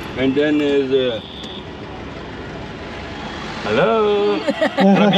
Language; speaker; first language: English; non-native, learner; Hindi